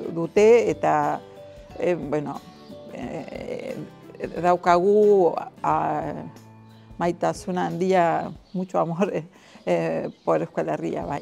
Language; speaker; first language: Basque; non-native, learner; Spanish